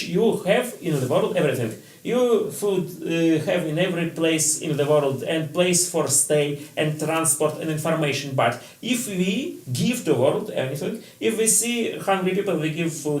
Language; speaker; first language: English; non-native, learner; Russian